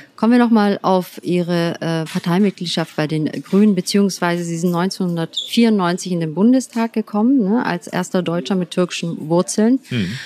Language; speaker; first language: German; early bilingual, other home language; Turkish